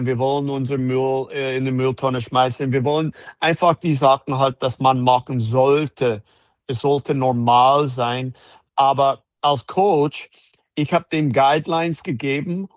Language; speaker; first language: German; non-native, fluent; English